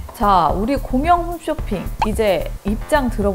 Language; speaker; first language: Korean; native; Korean